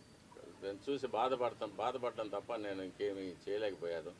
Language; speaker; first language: Telugu; native; Telugu